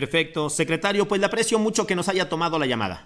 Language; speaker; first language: Spanish; native; Spanish